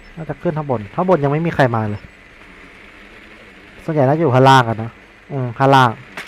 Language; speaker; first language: Thai; native; Thai